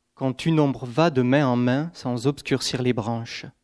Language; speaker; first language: French; native; French